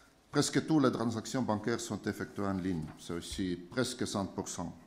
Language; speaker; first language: French; non-native, fluent; Estonian